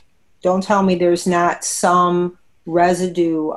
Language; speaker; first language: English; native; English